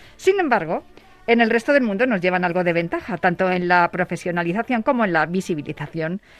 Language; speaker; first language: Spanish; native; Spanish